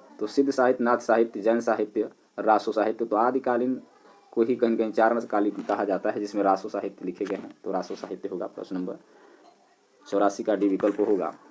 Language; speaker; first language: Hindi; native; Hindi